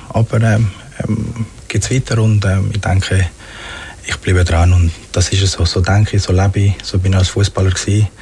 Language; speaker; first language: German; early bilingual, other home language; Spanish